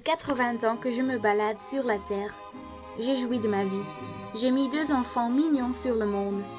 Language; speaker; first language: French; non-native, learner; Dutch